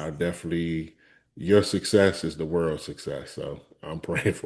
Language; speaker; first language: English; native; English